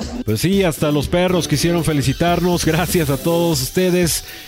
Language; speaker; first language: Spanish; native; Spanish